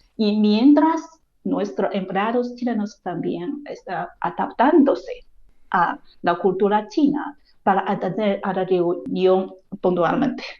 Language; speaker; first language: Spanish; non-native, fluent; Chinese